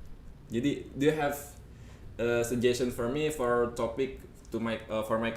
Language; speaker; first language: English; non-native, fluent; Indonesian